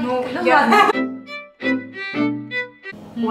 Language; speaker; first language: Japanese; non-native, fluent; Russian